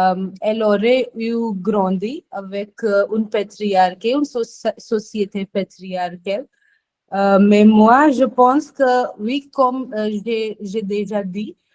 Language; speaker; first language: French; non-native, fluent; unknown